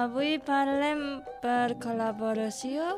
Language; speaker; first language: Catalan; non-native, learner; Indonesian